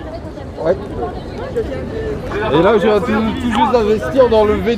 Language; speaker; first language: French; native; French